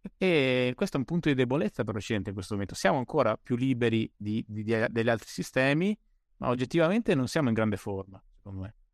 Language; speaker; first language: Italian; native; Italian